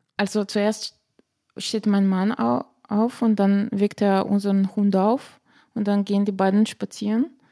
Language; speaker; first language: German; non-native, fluent; Slovenian